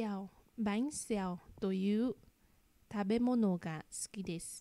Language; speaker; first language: Japanese; non-native, fluent; Vietnamese